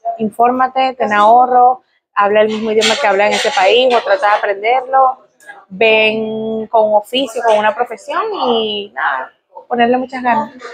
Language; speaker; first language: Spanish; native; Spanish